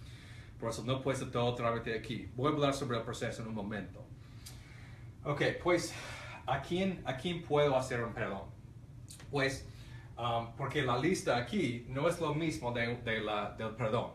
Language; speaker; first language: Spanish; non-native, fluent; English